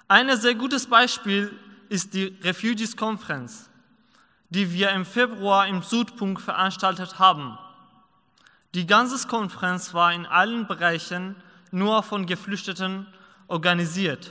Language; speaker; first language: German; non-native, learner; Persian